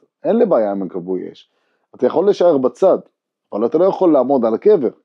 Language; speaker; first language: Hebrew; non-native, local second language; Arabic